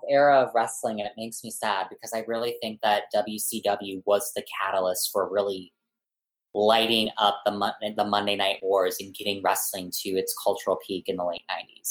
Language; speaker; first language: English; native; English